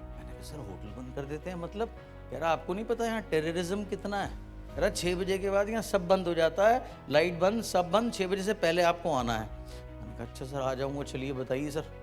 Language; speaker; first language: Hindi; native; Hindi